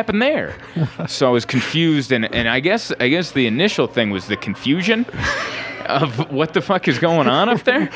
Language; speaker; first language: English; native; English